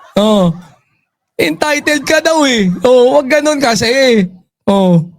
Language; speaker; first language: Filipino; native; Filipino